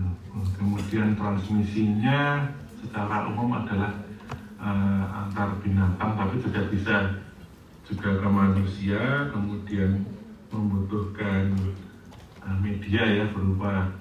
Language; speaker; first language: Indonesian; native; Indonesian